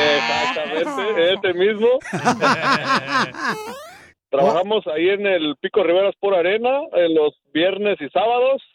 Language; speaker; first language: Spanish; native; Spanish